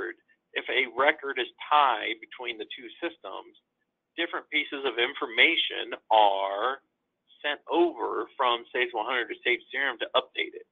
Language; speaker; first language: English; native; English